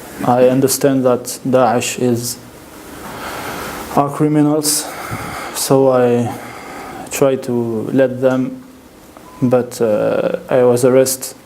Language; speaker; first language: English; non-native, fluent; French